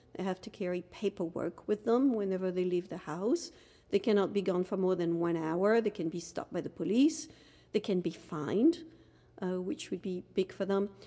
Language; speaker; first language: English; non-native, fluent; French